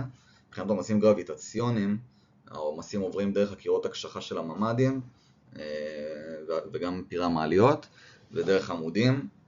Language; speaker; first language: Hebrew; native; Hebrew